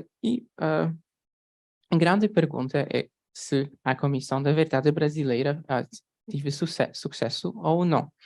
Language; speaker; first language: Portuguese; non-native, fluent; Polish